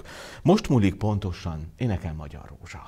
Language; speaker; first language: Hungarian; native; Hungarian